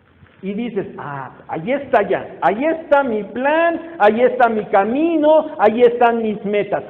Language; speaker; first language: Spanish; native; Spanish